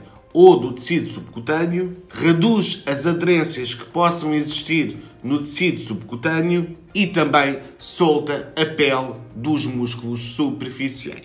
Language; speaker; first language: Portuguese; native; Portuguese